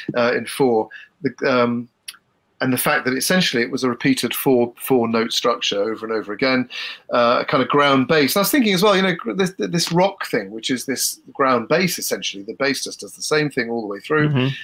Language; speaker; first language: English; native; English